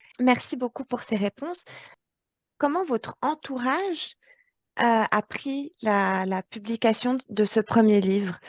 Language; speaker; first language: French; native; French